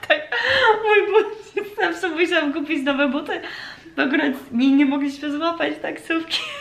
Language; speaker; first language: Polish; early bilingual, heritage; Polish